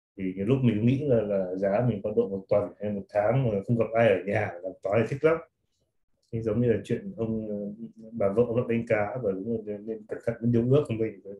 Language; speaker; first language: Vietnamese; native; Vietnamese